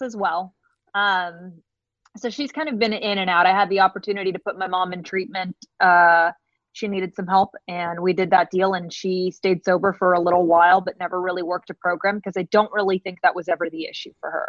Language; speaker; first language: English; native; English